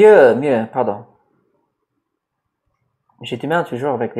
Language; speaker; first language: French; non-native, learner; English